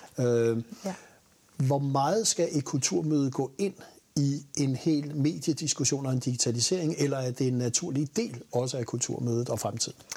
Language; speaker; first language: Danish; native; Danish